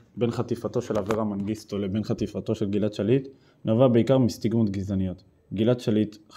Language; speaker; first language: Hebrew; native; Hebrew